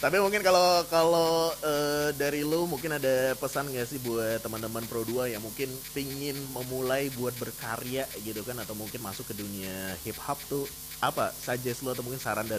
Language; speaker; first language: Indonesian; native; Indonesian